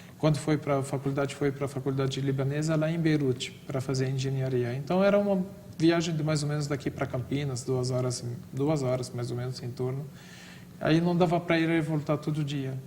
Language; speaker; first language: Portuguese; non-native, fluent; Arabic